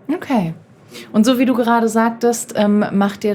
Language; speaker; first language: German; native; German